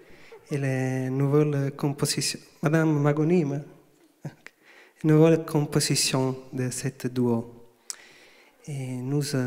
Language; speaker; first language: French; non-native, learner; Italian